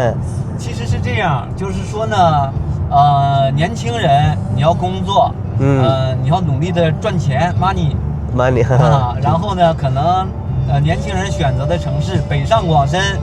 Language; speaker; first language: Chinese; native; Chinese